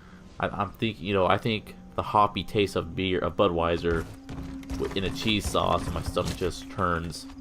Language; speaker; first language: English; native; English